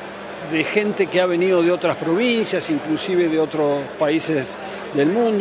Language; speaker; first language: Spanish; native; Spanish